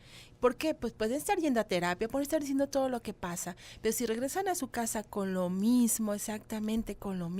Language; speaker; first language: Spanish; native; Spanish